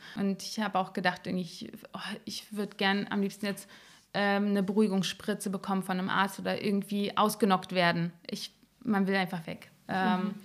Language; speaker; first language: German; native; German